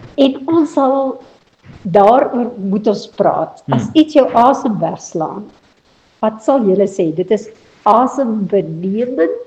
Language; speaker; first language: Afrikaans; native; Afrikaans